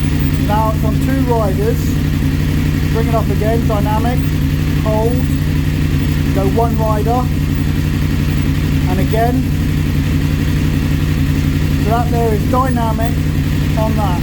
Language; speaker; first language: English; native; English